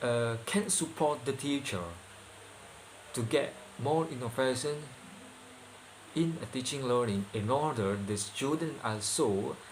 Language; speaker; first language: English; non-native, learner; Indonesian